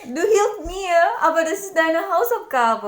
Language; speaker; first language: German; non-native, learner; Indonesian